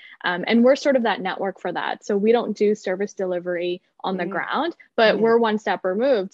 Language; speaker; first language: English; native; English